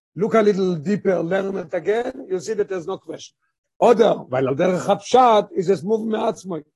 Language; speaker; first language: English; non-native, fluent; Hebrew